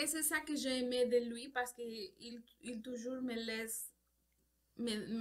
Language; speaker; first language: French; non-native, learner; Spanish